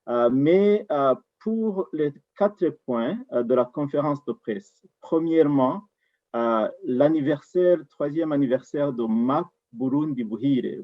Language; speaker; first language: French; non-native, local second language; Rundi